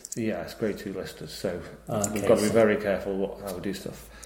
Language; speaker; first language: English; native; English